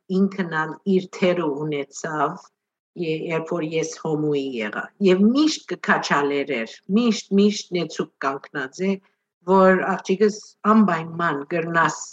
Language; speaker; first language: Armenian; early bilingual, heritage; Armenian